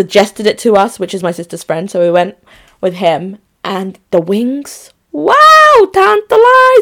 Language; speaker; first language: English; non-native, local second language; Igbo